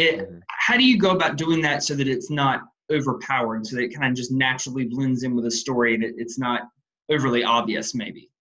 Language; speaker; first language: English; native; English